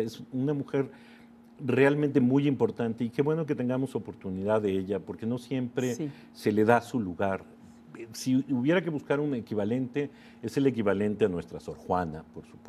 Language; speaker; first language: Spanish; native; Spanish